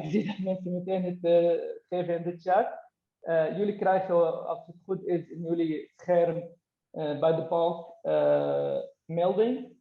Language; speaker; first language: Dutch; non-native, fluent; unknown